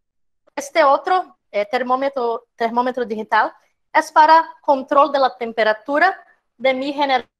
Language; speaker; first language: Spanish; non-native, fluent; Portuguese